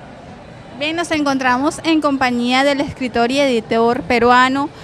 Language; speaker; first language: Spanish; native; Spanish